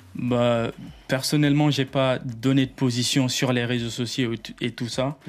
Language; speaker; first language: French; non-native, local second language; Fula